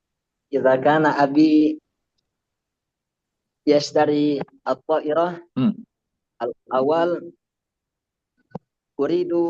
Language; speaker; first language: Arabic; non-native, learner; Indonesian